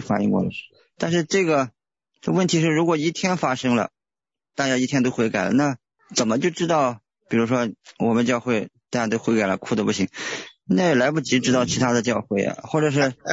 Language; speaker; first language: Chinese; native; Chinese